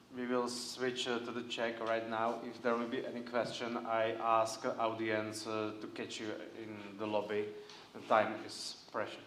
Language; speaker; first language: English; non-native, fluent; Czech